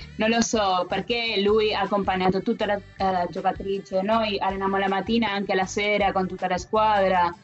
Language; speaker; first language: Italian; non-native, fluent; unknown